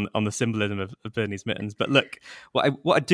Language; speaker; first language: English; native; English